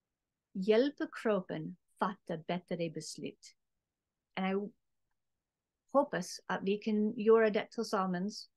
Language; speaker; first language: Swedish; non-native, learner; English